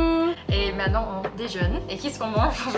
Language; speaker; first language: French; early bilingual, heritage; Cantonese